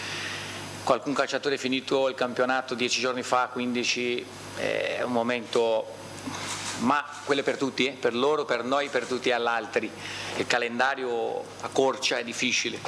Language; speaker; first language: Italian; non-native, fluent; Portuguese